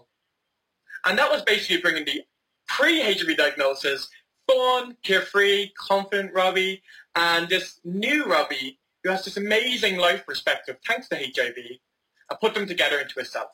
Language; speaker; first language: English; native; English